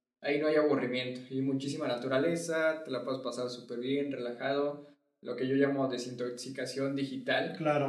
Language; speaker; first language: Spanish; native; Spanish